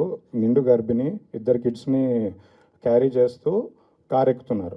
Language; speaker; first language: Telugu; native; Telugu